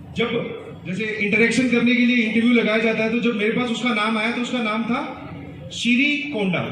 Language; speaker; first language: Hindi; native; Hindi